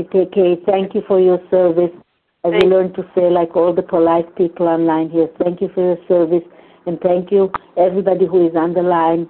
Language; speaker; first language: English; non-native, fluent; Hungarian